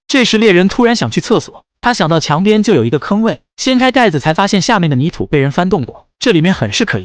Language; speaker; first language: Chinese; native; Chinese